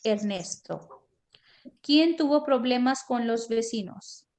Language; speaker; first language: Spanish; non-native, fluent; Hindi